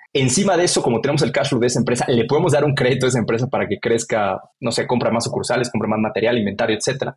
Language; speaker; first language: Spanish; native; Spanish